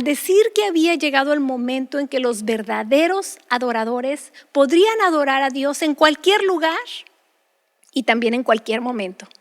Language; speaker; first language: Spanish; native; Spanish